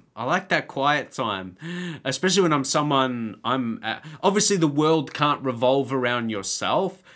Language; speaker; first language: English; native; English